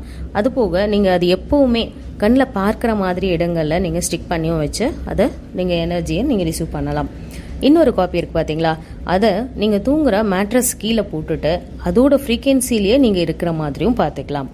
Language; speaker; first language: Tamil; native; Tamil